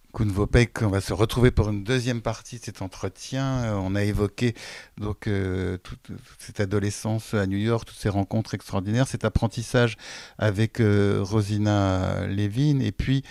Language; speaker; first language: French; native; French